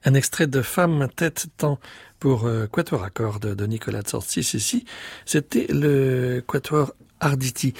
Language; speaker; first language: French; native; French